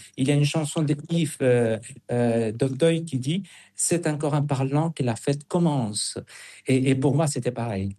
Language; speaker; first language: French; non-native, fluent; Spanish